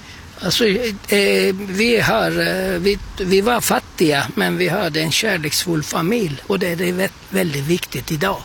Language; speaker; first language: Swedish; non-native, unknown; Turkish